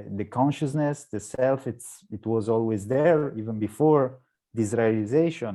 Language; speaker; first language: English; non-native, learner; Italian